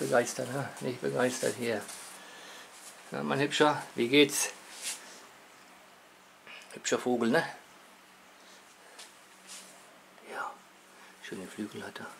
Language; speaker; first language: German; native; German